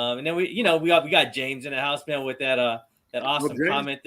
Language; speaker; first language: English; native; English